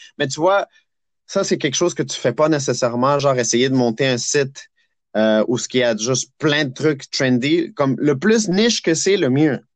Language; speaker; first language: French; early bilingual, other home language; Spanish